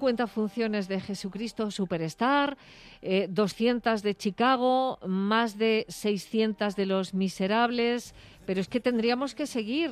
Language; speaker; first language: Spanish; native; Spanish